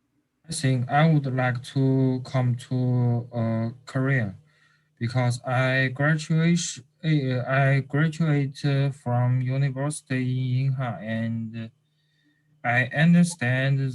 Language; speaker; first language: English; non-native, learner; Chinese